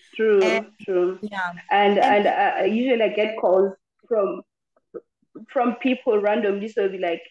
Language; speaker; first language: English; non-native, local second language; Xhosa